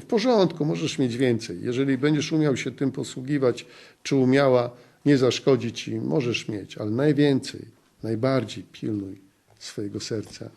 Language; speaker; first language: Polish; native; Polish